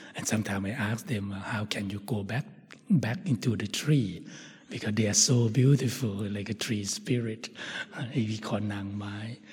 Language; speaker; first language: English; non-native, fluent; Thai